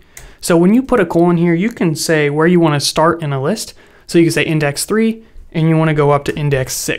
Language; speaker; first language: English; native; English